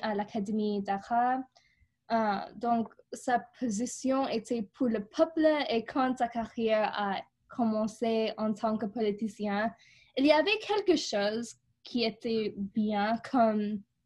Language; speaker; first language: French; non-native, learner; English